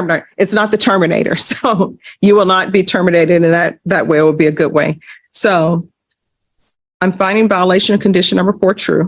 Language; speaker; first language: English; native; English